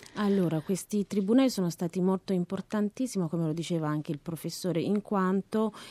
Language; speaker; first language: Italian; non-native, fluent; Rundi